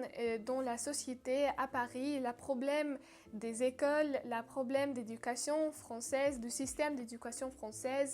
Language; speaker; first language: French; non-native, learner; Russian